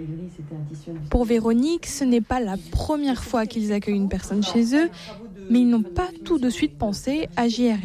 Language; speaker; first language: French; native; French